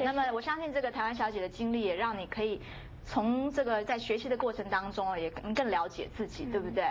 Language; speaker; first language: Chinese; native; Chinese